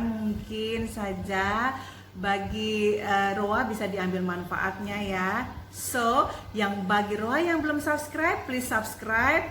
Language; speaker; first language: Indonesian; native; Indonesian